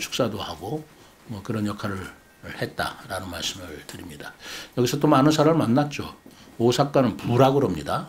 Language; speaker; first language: Korean; native; Korean